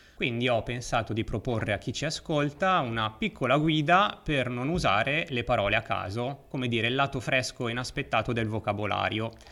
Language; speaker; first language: Italian; native; Italian